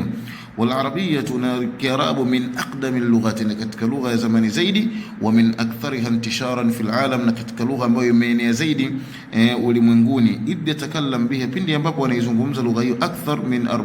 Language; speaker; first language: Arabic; non-native, fluent; Swahili